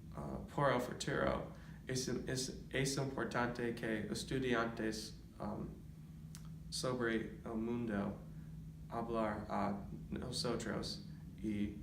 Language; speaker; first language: Spanish; non-native, learner; English